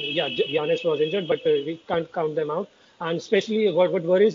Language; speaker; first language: English; non-native, local second language; Hindi